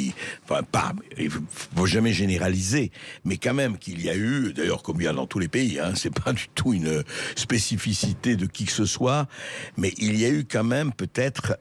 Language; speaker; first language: French; native; French